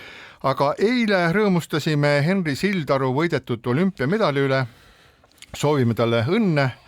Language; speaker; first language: Estonian; native; Estonian